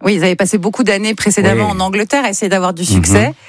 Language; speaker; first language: French; native; French